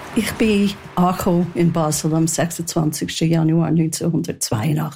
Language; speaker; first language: German; non-native, fluent; English